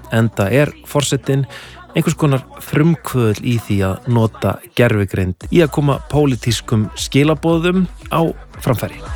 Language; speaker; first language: Icelandic; native; Icelandic